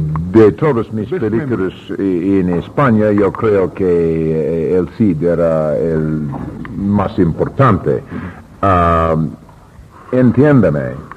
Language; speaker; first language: Spanish; non-native, learner; English